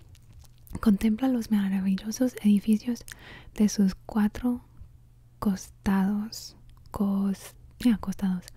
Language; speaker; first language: Spanish; early bilingual, heritage; Spanish